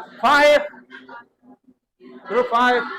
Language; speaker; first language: English; non-native, learner; Javanese